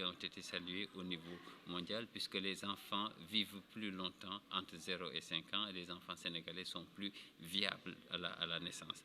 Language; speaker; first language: French; non-native, local second language; Wolof